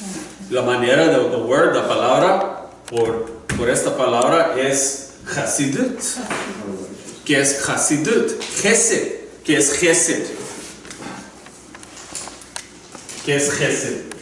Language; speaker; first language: Spanish; non-native, learner; English